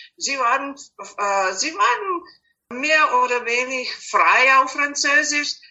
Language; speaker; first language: German; non-native, fluent; Serbian